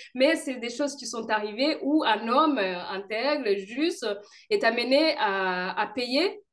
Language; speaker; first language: French; non-native, local second language; Kinyarwanda